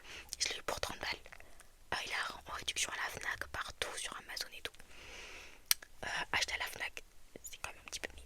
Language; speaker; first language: French; native; French